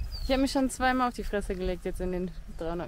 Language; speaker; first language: German; native; German